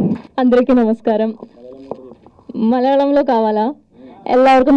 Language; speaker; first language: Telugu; non-native, learner; Malayalam